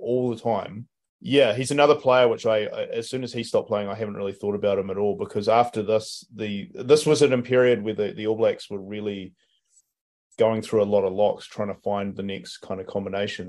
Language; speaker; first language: English; native; English